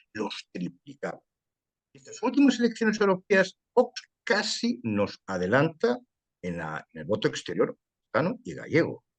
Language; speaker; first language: Spanish; early bilingual, heritage; Spanish